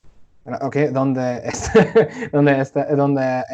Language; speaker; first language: Spanish; non-native, learner; German